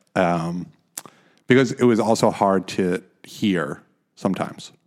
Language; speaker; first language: English; native; English